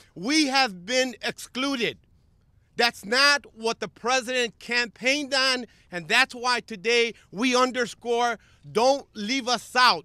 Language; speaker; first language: English; non-native, fluent; Spanish